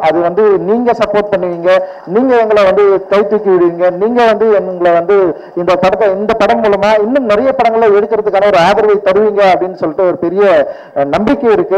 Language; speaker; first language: Tamil; native; Tamil